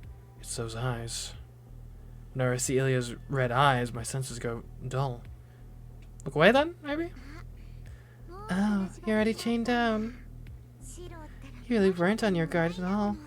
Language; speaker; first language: English; native; English